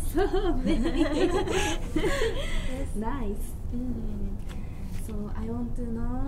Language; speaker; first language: English; non-native, learner; Japanese